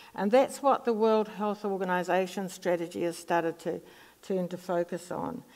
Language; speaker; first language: English; native; English